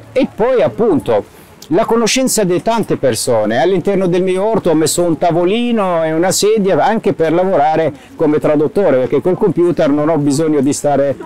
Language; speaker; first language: Italian; non-native, fluent; Arabic